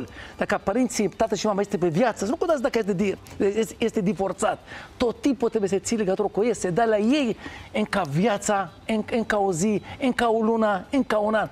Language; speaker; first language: Romanian; non-native, fluent; Hebrew